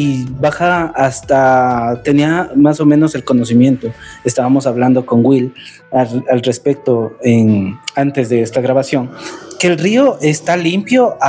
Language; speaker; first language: Spanish; native; Spanish